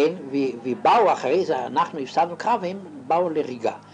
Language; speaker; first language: Hebrew; non-native, fluent; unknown